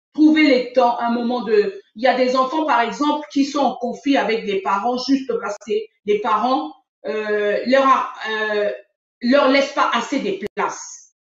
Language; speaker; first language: French; non-native, local second language; Lingala